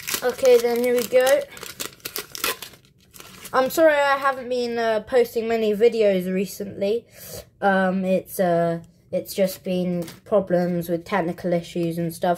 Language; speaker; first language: English; native; English